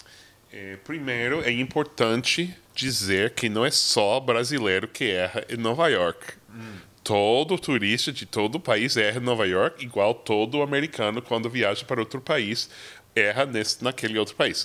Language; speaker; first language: Portuguese; non-native, fluent; English